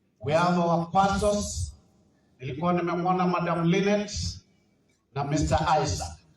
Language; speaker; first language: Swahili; non-native, local second language; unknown